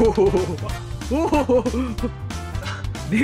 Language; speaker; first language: Japanese; native; Japanese